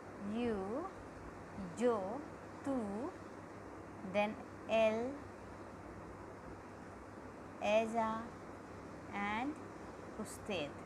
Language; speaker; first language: Spanish; non-native, learner; Hindi